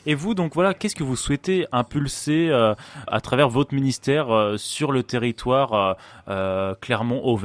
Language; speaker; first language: French; native; French